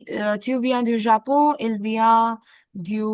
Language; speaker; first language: French; non-native, fluent; Hindi